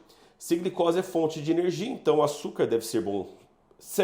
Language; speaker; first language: Portuguese; native; Portuguese